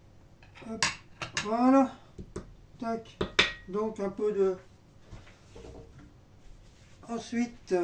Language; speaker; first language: French; native; French